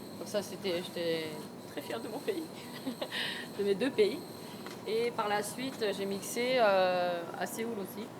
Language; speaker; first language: French; early bilingual, other home language; Korean